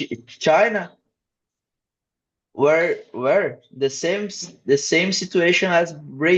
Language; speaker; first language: English; non-native, learner; Portuguese